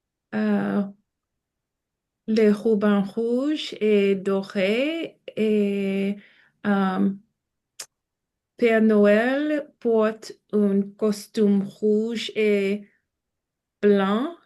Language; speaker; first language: French; non-native, learner; Spanish